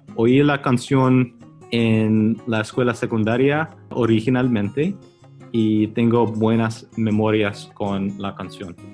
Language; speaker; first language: Spanish; non-native, fluent; Chinese